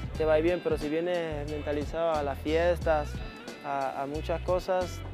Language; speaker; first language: Spanish; native; Spanish